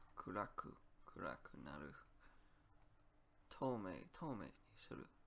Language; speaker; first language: Japanese; non-native, learner; Polish